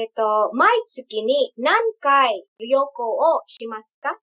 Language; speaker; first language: Japanese; non-native, learner; English